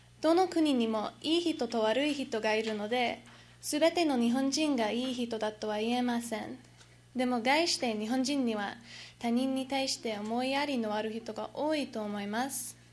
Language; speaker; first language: Japanese; non-native, learner; English